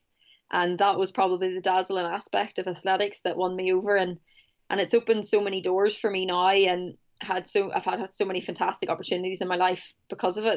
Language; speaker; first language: English; native; English